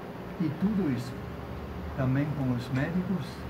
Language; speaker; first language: Portuguese; non-native, fluent; German